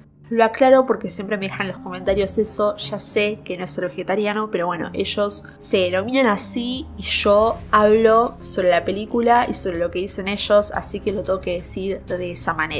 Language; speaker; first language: Spanish; native; Spanish